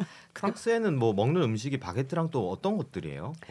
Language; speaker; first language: Korean; native; Korean